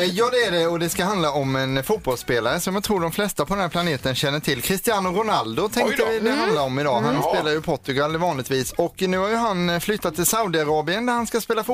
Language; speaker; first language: Swedish; native; Swedish